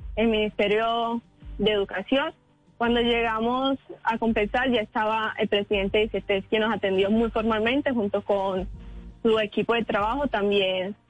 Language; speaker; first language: Spanish; native; Spanish